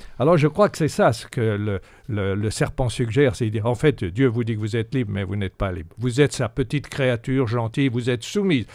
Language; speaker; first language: French; native; French